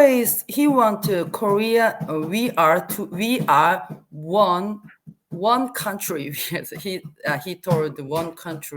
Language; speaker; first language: English; non-native, learner; Korean